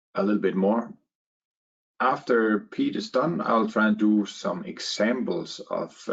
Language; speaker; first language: English; non-native, fluent; Danish